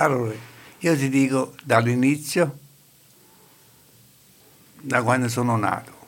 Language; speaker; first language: Italian; non-native, learner; Arabic